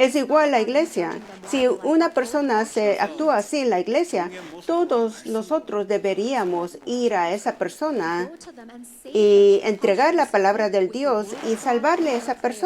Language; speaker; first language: Spanish; non-native, fluent; Korean